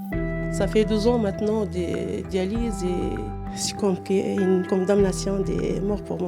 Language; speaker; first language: French; non-native, local second language; Arabic